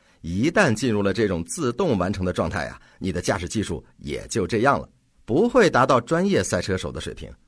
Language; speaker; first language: Chinese; native; Chinese